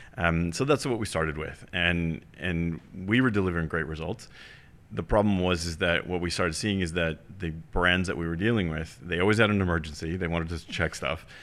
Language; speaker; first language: English; early bilingual, heritage; German